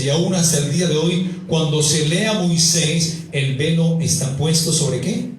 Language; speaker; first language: Spanish; native; Spanish